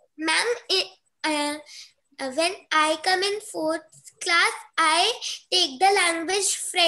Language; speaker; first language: English; non-native, local second language; Hindi